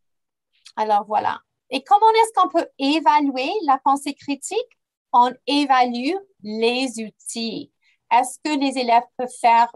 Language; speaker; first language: French; non-native, fluent; English